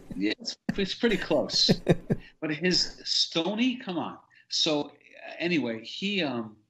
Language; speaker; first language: English; native; English